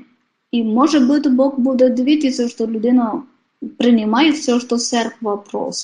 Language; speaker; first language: Ukrainian; non-native, fluent; Polish